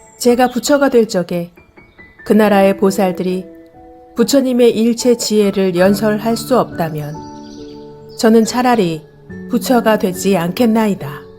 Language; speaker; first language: Korean; native; Korean